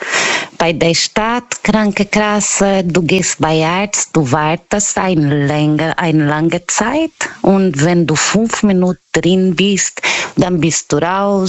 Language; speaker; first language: German; non-native, fluent; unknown